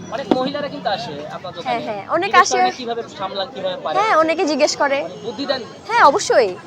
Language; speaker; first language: Bangla; native; Bangla